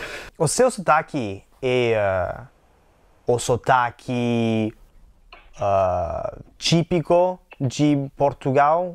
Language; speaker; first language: Portuguese; non-native, learner; English